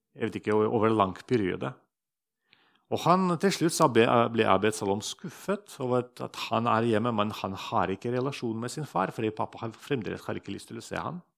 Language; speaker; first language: Norwegian; non-native, fluent; Russian